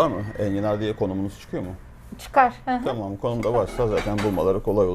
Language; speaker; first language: Turkish; native; Turkish